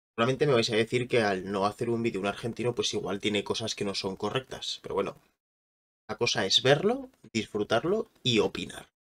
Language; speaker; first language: Spanish; native; Spanish